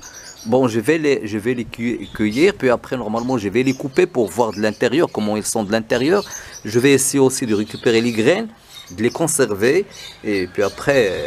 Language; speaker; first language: French; non-native, local second language; Arabic